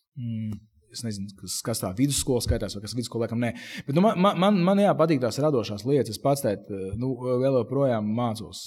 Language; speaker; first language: Latvian; native; Latvian